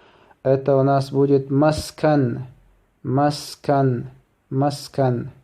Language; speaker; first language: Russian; non-native, local second language; Chechen